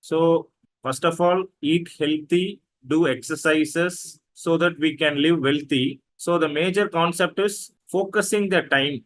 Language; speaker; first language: English; non-native, local second language; Tamil